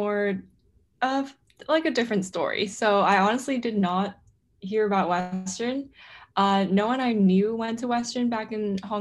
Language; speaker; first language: English; non-native, local second language; Cantonese